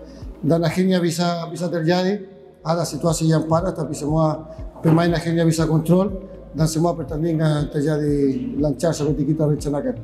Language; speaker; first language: Indonesian; non-native, fluent; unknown